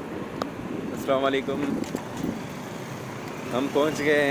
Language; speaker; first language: Hindi; non-native, local second language; Sindhi